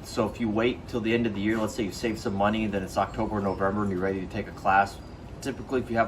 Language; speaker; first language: English; native; English